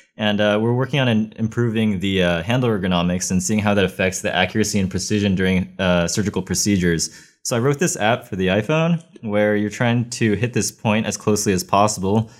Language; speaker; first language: English; native; English